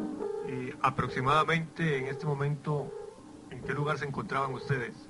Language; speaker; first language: Spanish; native; Spanish